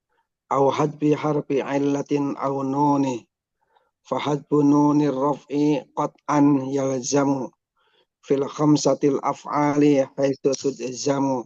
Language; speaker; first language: Arabic; non-native, learner; Indonesian